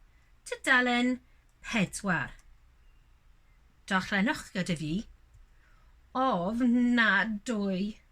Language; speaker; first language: Welsh; non-native, local second language; English